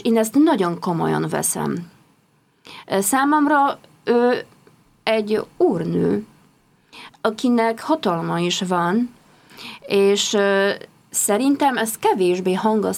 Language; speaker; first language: Hungarian; non-native, fluent; Polish